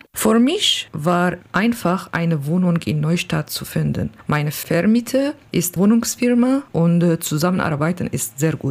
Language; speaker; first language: German; non-native, learner; Kurdish